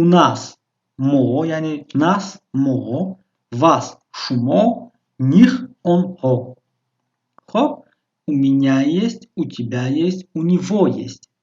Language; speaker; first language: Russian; non-native, local second language; Tajik